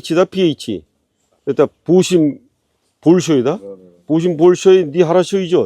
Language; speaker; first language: Russian; non-native, learner; Korean